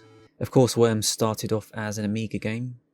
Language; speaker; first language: English; native; English